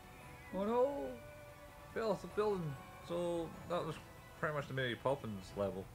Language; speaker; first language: English; native; English